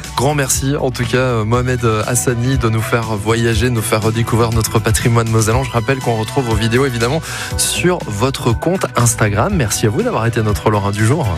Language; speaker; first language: French; native; French